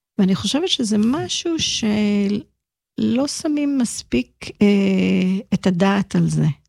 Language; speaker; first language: Hebrew; early bilingual, other home language; English